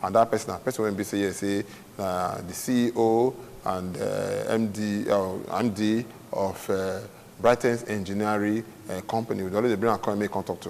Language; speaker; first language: English; non-native, local second language; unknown